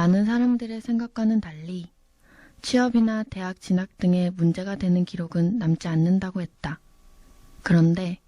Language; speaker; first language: Korean; native; Korean